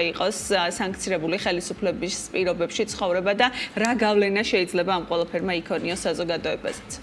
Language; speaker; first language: Georgian; native; Georgian